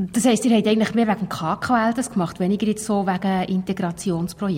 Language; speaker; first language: German; native; German